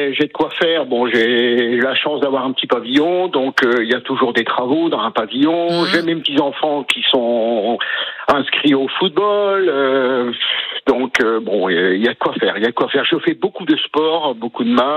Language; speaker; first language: French; native; French